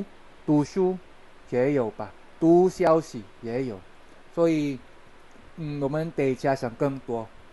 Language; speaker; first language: Chinese; non-native, learner; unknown